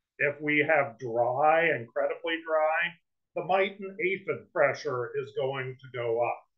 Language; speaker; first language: English; native; English